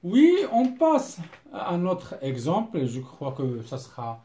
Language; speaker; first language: French; non-native, local second language; Arabic